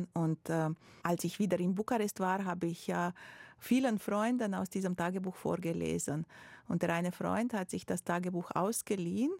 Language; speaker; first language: German; non-native, fluent; Romanian